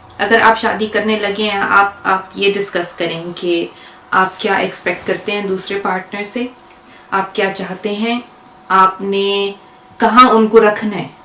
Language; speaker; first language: Urdu; early bilingual, heritage; Urdu